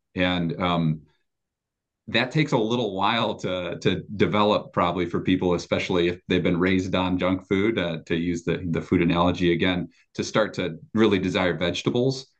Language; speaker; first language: English; native; English